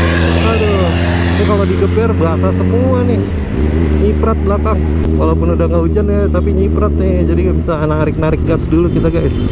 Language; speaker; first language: Indonesian; native; Indonesian